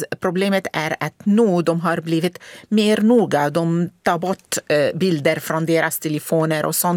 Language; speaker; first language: Swedish; non-native, fluent; Arabic